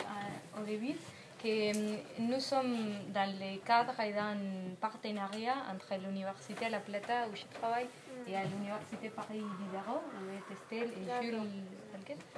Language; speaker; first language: French; non-native, fluent; Spanish